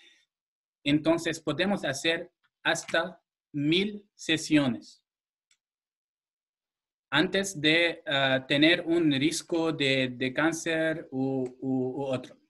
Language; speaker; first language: Spanish; non-native, fluent; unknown